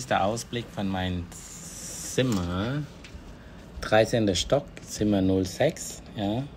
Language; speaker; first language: German; non-native, fluent; Vietnamese